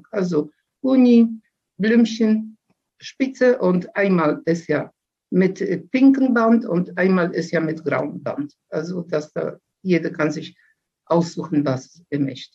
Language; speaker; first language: German; early bilingual, other home language; Polish